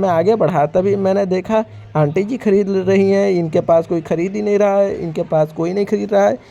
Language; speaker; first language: Hindi; native; Hindi